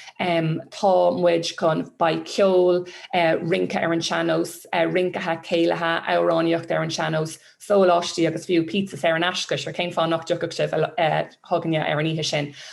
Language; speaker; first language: Irish; non-native, local second language; English